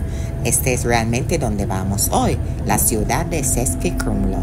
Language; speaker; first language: Spanish; non-native, fluent; English